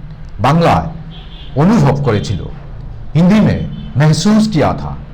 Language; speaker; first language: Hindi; non-native, local second language; Bangla